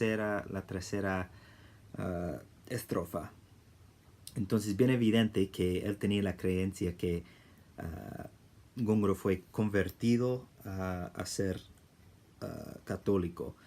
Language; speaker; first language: Spanish; non-native, fluent; English